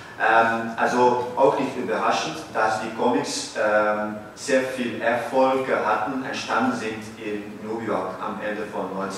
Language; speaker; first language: German; non-native, fluent; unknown